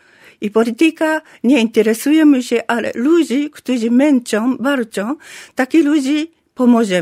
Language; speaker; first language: Polish; non-native, learner; Japanese